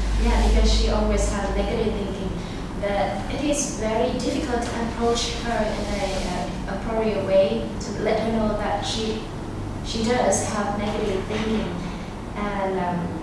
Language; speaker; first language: English; non-native, fluent; Vietnamese